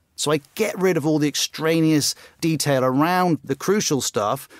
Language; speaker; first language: English; native; English